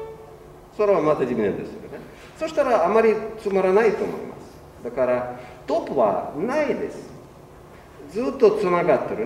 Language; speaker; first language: Japanese; non-native, learner; Russian